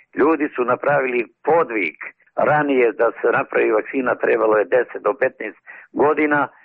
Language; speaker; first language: Serbian; native; Serbian